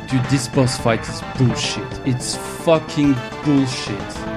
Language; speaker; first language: English; non-native, fluent; French